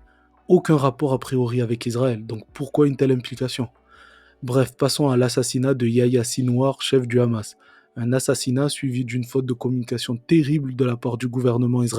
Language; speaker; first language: French; native; French